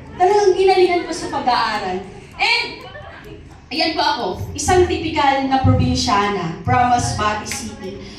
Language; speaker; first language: Filipino; non-native, local second language; Masbatenyo